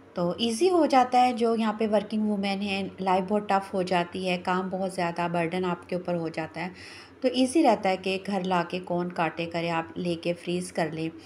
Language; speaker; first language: Urdu; non-native, local second language; Pahari-Potwari